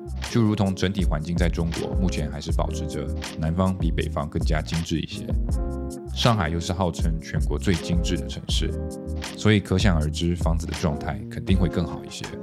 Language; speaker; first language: Chinese; early bilingual, heritage; Chinese